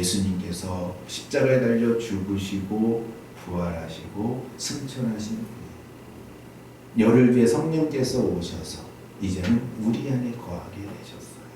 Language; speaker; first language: Korean; native; Korean